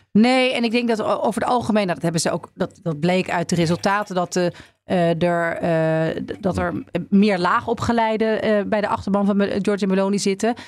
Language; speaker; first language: Dutch; native; Dutch